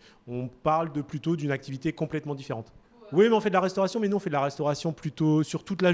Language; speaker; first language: French; native; French